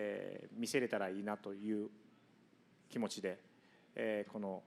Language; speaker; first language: Japanese; native; Japanese